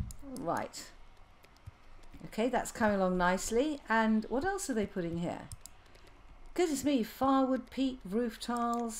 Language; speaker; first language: English; native; English